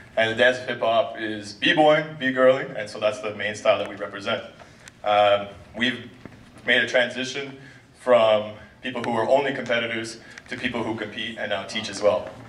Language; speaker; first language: English; native; English